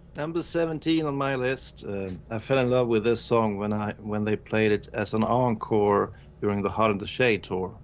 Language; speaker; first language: English; non-native, fluent; Swedish